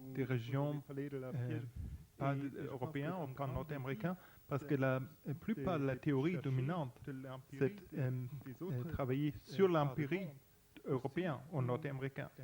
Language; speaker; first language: French; non-native, fluent; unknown